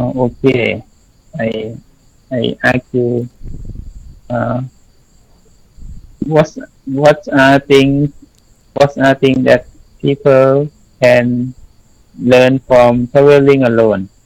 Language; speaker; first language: English; non-native, learner; Thai